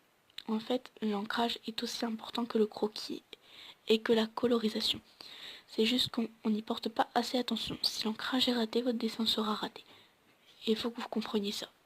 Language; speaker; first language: French; native; French